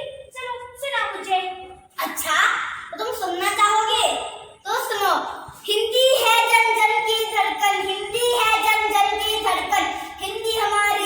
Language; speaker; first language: Hindi; non-native, local second language; Malayalam